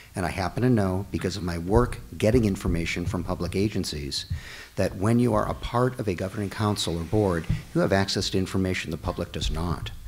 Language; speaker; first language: English; native; English